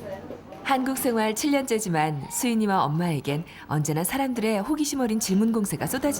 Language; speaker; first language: Korean; native; Korean